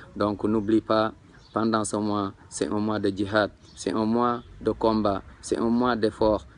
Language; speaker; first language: French; non-native, local second language; Wolof